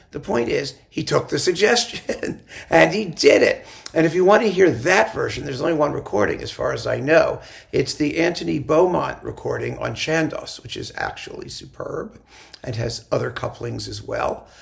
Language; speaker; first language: English; native; English